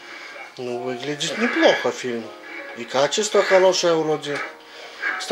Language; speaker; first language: Russian; native; Russian